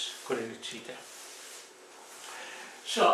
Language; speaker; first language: Japanese; non-native, fluent; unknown